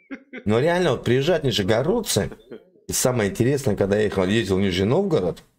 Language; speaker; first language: Russian; native; Russian